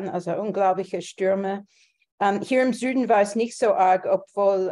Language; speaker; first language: German; non-native, fluent; English